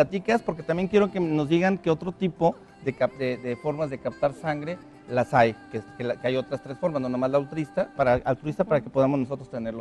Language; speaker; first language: Spanish; native; Spanish